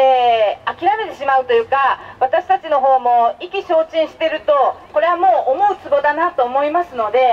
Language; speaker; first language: Japanese; native; Japanese